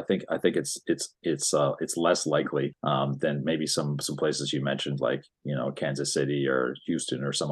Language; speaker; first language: English; native; English